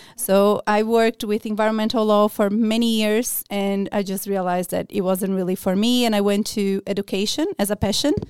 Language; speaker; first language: English; non-native, fluent; Portuguese